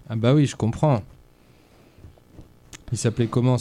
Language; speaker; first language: French; native; French